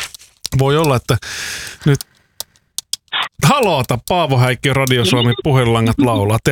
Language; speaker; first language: Finnish; native; Finnish